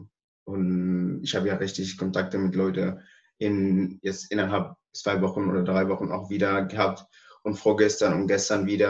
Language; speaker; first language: German; non-native, learner; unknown